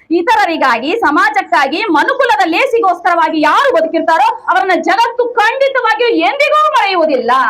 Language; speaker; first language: Kannada; non-native, local second language; Tamil